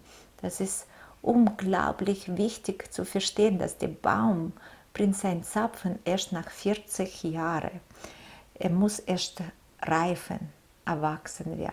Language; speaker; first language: German; non-native, fluent; Russian